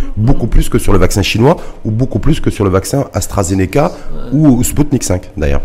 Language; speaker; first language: French; non-native, local second language; Arabic